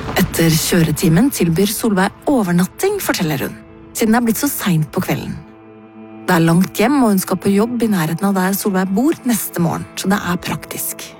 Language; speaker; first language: Norwegian; native; Norwegian